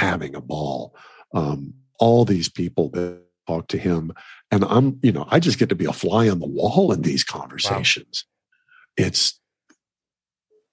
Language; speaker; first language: English; native; English